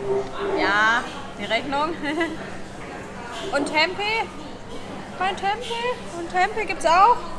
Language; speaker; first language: German; native; German